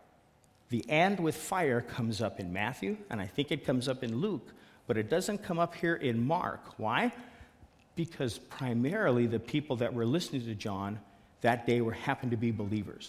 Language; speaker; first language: English; native; English